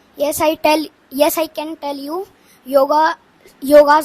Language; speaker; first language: English; non-native, learner; Hindi